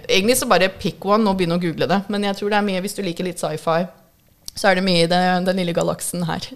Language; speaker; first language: Norwegian; early bilingual, other home language; English